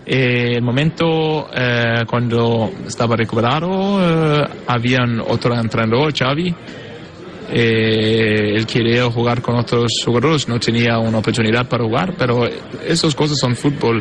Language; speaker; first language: Spanish; non-native, fluent; Portuguese